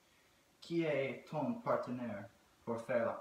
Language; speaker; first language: French; non-native, learner; English